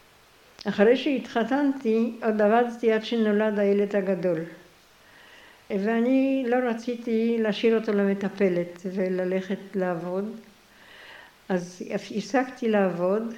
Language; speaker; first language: Hebrew; non-native, fluent; Polish